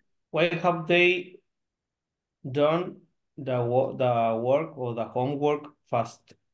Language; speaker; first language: English; non-native, learner; Spanish